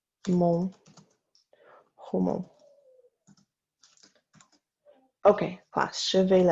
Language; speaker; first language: French; non-native, fluent; English